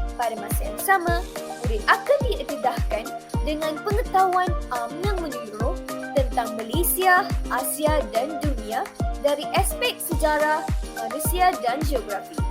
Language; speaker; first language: Malay; non-native, local second language; Tamil